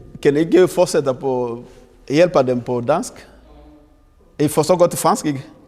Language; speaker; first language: Danish; non-native, learner; French